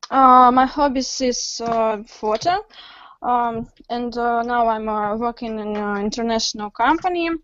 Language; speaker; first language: English; non-native, learner; Russian